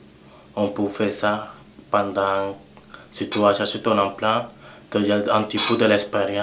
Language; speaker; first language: French; non-native, local second language; Haitian Creole